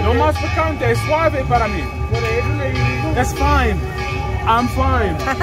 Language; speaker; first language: Spanish; non-native, learner; English